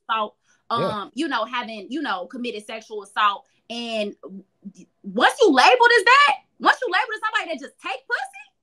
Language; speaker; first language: English; native; English